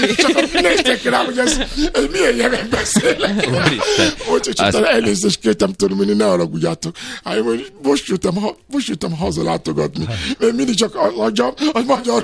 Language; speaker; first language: Hungarian; non-native, learner; Yoruba